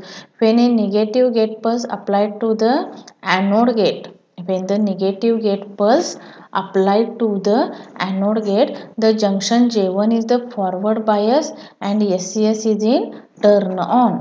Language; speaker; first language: English; non-native, local second language; Marathi